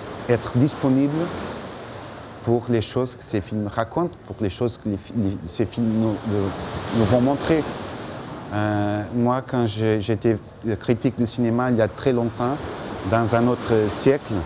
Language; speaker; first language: French; non-native, fluent; Portuguese